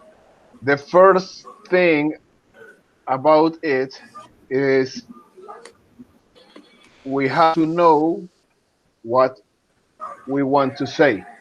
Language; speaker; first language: English; non-native, fluent; Spanish